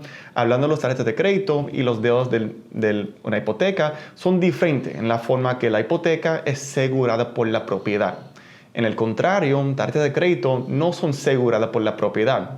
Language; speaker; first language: Spanish; early bilingual, heritage; Spanish